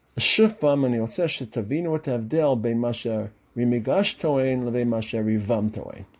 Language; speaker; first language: Hebrew; non-native, fluent; English